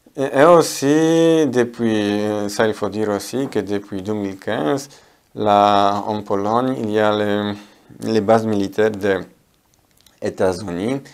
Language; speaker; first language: French; non-native, learner; Polish